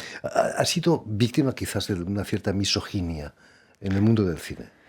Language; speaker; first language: Spanish; native; Spanish